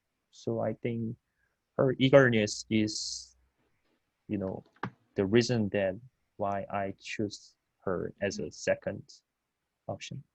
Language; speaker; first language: English; non-native, fluent; Korean